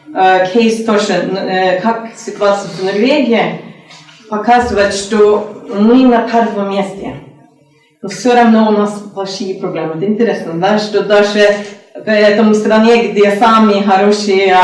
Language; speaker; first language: Russian; non-native, learner; Norwegian